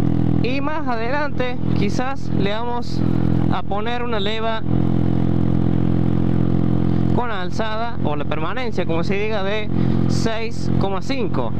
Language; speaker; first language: Spanish; native; Spanish